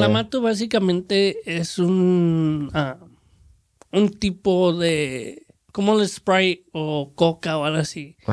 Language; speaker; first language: Spanish; early bilingual, heritage; Spanish